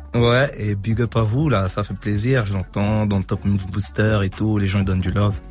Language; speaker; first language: French; native; French